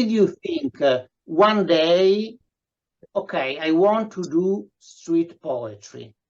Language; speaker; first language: English; non-native, fluent; Italian